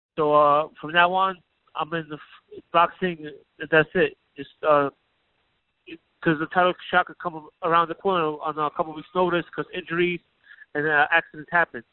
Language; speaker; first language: English; native; English